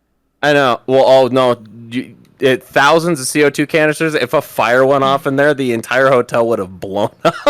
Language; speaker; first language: English; native; English